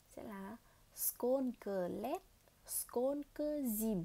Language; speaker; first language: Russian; non-native, fluent; Vietnamese